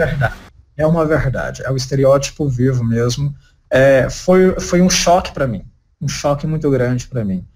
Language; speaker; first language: Portuguese; native; Portuguese